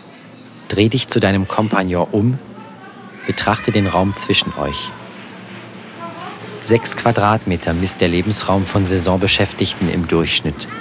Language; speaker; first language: German; native; German